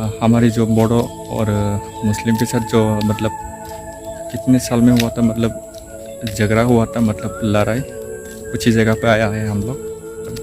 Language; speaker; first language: Hindi; non-native, local second language; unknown